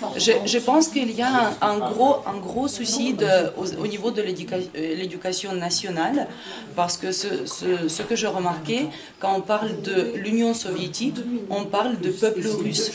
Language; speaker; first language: French; non-native, fluent; Ukrainian